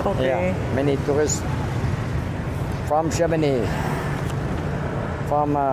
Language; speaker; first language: English; non-native, learner; Vietnamese